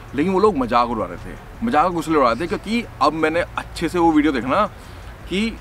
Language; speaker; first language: Hindi; native; Hindi